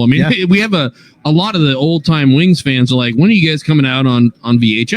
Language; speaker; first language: English; native; English